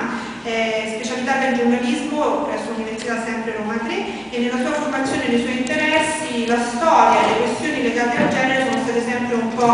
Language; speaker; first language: Italian; native; Italian